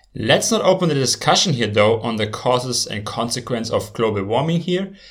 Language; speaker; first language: English; non-native, fluent; German